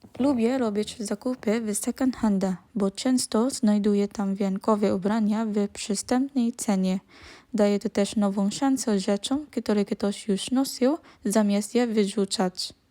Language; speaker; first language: Polish; non-native, learner; Filipino